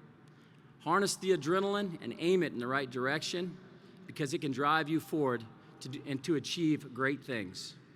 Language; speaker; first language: English; native; English